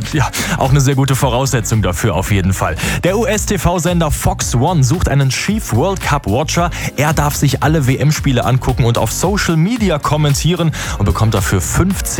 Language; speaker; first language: German; native; German